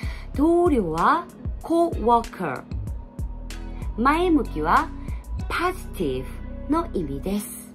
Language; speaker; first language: Japanese; non-native, fluent; Korean